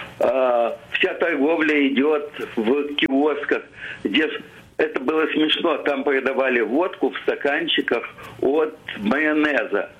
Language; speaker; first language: Russian; native; Russian